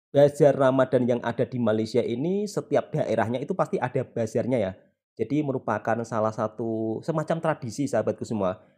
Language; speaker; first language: Indonesian; native; Indonesian